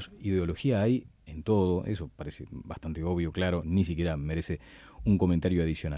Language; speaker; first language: Spanish; native; Spanish